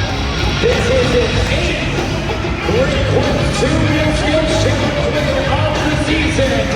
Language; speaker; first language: English; native; English